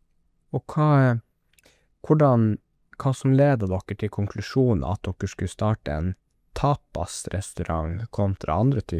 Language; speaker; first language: Norwegian; native; Norwegian